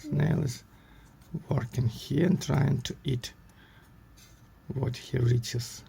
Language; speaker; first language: English; non-native, learner; Russian